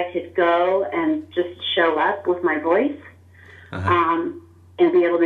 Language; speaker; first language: English; native; English